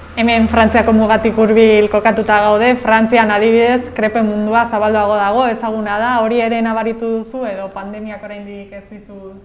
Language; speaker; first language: Basque; native; Basque